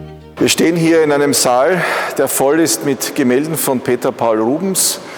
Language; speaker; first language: German; native; German